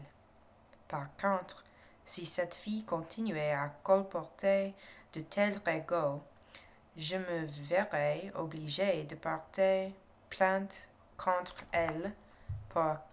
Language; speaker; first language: French; non-native, learner; English